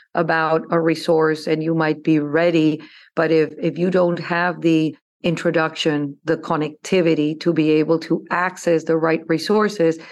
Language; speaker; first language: English; non-native, fluent; Spanish